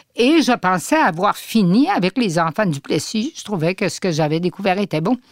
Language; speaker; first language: French; native; French